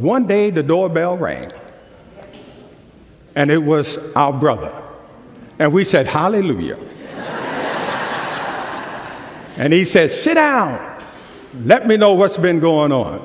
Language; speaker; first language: English; native; English